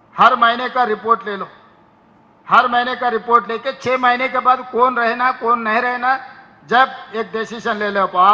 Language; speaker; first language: Hindi; non-native, local second language; Telugu